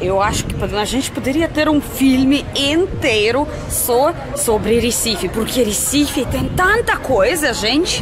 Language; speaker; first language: Portuguese; non-native, fluent; Russian